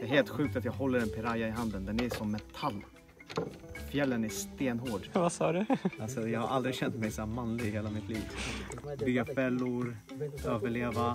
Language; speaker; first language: Swedish; native; Swedish